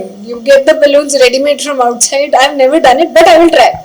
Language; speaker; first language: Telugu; non-native, learner; Hindi